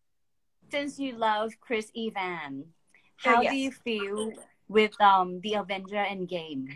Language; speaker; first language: English; non-native, fluent; Thai